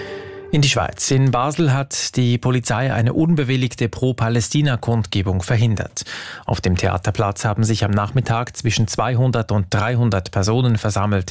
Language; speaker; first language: German; native; German